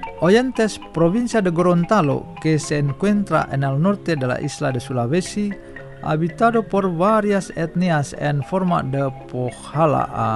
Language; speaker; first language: Spanish; non-native, fluent; Indonesian